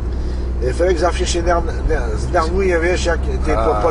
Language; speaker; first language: Polish; early bilingual, heritage; French